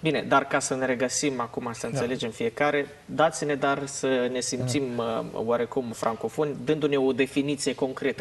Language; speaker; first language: Romanian; native; Romanian